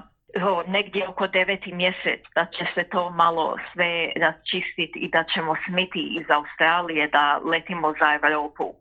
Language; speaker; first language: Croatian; early bilingual, heritage; Croatian